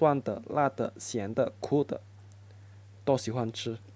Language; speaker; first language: Chinese; non-native, fluent; Indonesian